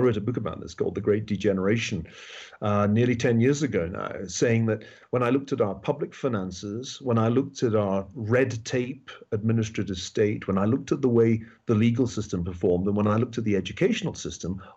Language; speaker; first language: English; native; English